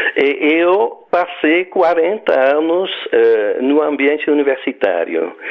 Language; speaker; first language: Portuguese; non-native, fluent; French